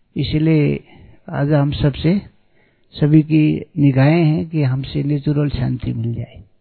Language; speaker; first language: Hindi; native; Hindi